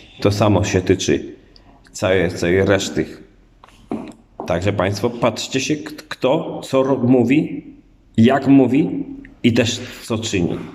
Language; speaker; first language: Polish; native; Polish